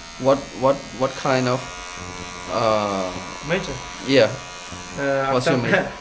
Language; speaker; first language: English; non-native, learner; Thai